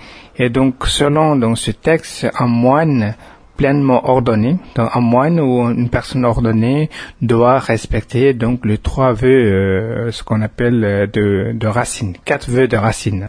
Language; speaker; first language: French; non-native, fluent; Tibetan